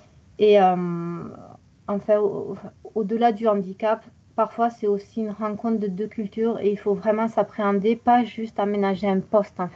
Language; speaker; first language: French; native; French